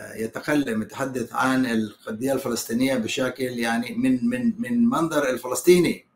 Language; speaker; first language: Arabic; non-native, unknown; Hebrew